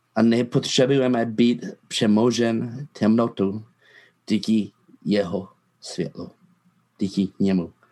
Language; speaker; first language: Czech; non-native, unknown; English